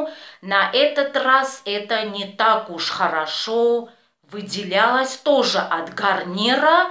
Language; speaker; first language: Russian; non-native, fluent; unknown